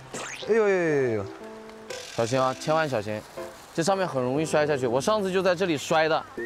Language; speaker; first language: Chinese; native; Chinese